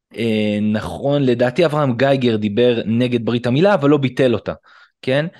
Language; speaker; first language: Hebrew; native; Hebrew